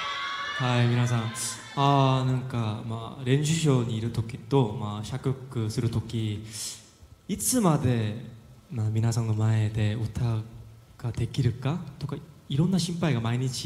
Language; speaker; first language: Japanese; non-native, learner; Korean